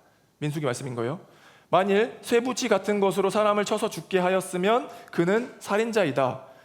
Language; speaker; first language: Korean; native; Korean